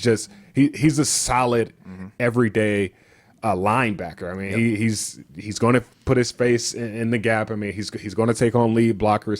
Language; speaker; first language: English; native; English